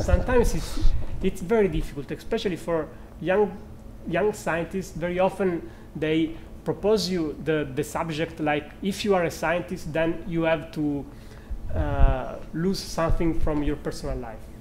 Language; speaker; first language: English; non-native, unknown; Italian